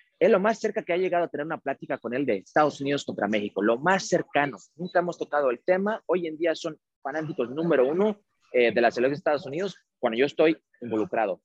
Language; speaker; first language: Spanish; early bilingual, heritage; Spanish